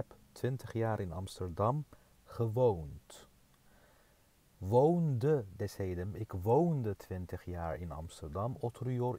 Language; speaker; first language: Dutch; non-native, fluent; Turkish